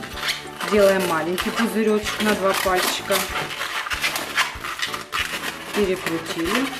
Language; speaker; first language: Russian; native; Russian